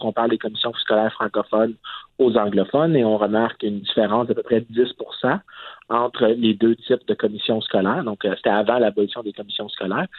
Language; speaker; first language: French; native; French